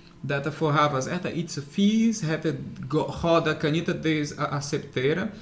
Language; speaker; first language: Dutch; non-native, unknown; Portuguese